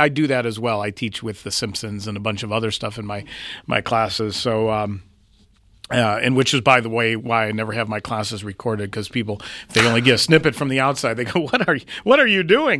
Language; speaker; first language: English; native; English